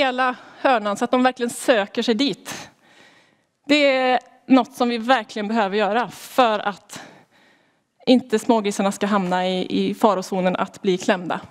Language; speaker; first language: Swedish; native; Swedish